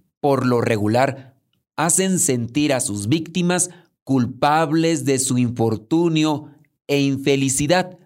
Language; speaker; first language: Spanish; native; Spanish